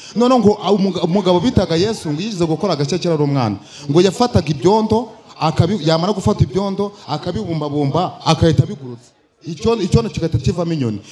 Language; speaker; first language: Kinyarwanda; native; Kinyarwanda